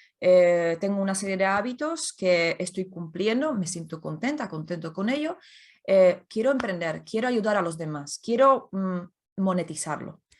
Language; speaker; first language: Spanish; non-native, fluent; Czech